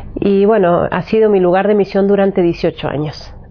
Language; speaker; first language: Spanish; native; Spanish